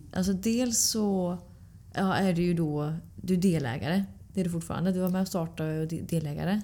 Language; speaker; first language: Swedish; native; Swedish